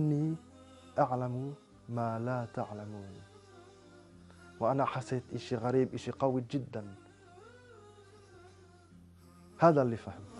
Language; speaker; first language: Arabic; non-native, learner; French